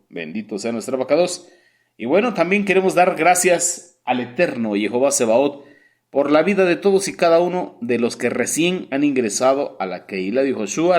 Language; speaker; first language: Spanish; native; Spanish